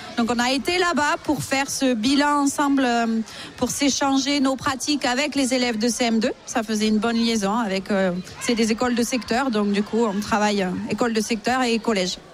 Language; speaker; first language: French; native; French